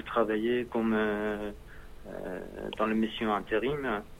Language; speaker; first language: French; non-native, learner; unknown